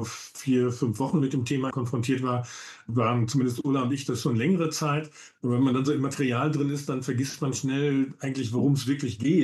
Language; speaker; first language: German; native; German